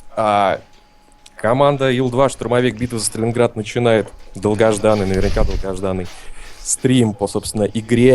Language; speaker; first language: Russian; native; Russian